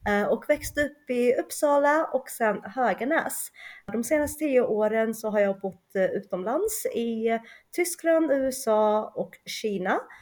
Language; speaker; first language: Swedish; early bilingual, other home language; Chinese